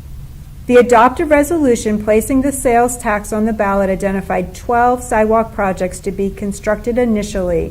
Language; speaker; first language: English; native; English